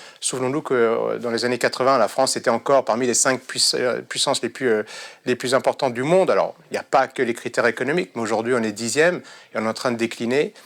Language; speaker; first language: French; early bilingual, other home language; Serbian